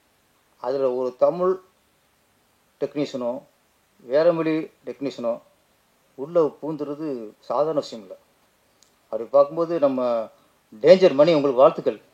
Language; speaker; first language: Tamil; native; Tamil